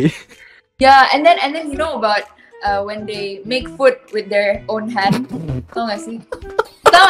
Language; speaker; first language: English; non-native, learner; Indonesian